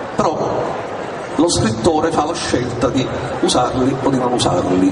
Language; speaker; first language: Italian; native; Italian